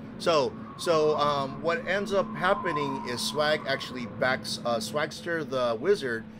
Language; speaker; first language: English; native; English